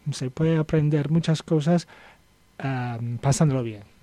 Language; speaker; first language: Spanish; non-native, fluent; English